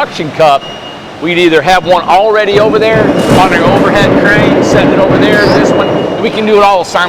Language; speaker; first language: English; native; English